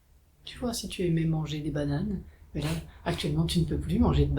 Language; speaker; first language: French; native; French